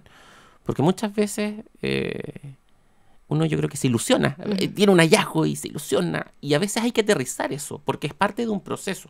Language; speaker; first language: Spanish; native; Spanish